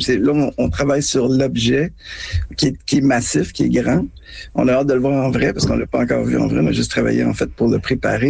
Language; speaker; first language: French; native; French